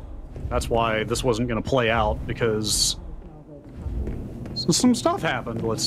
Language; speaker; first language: English; native; English